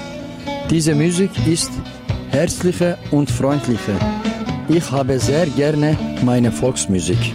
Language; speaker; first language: German; non-native, learner; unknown